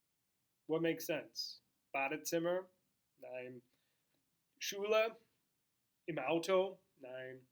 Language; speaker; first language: German; non-native, fluent; English